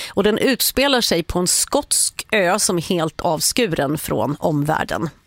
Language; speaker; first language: Swedish; native; Swedish